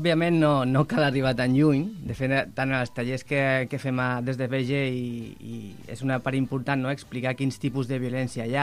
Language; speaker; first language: Catalan; native; Catalan